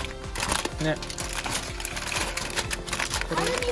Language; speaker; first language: Japanese; native; Japanese